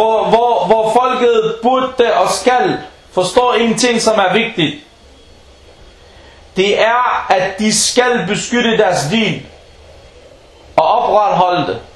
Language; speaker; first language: Danish; early bilingual, other home language; Urdu